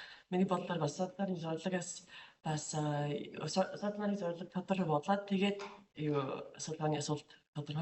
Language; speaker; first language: Mongolian; non-native, fluent; English